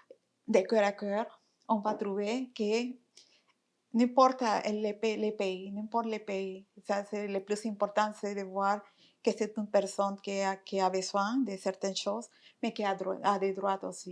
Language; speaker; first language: French; non-native, fluent; Spanish